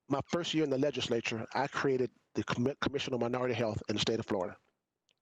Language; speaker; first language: English; native; English